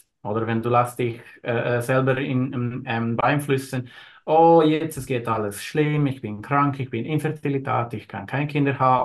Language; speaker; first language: German; non-native, learner; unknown